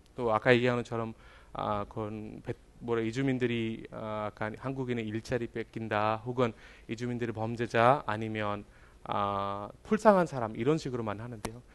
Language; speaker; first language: Korean; non-native, fluent; Bangla